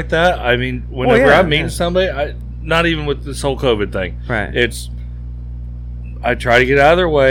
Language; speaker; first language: English; native; English